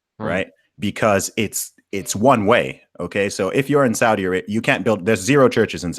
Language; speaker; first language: English; native; English